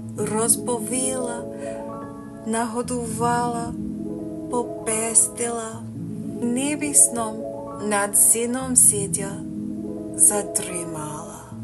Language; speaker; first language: Ukrainian; non-native, learner; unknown